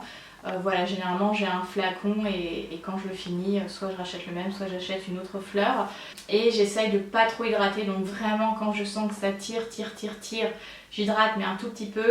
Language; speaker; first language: French; native; French